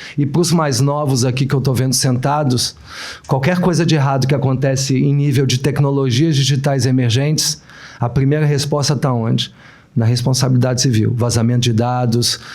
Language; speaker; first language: Portuguese; native; Portuguese